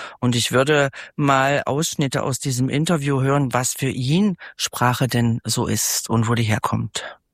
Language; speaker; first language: German; native; German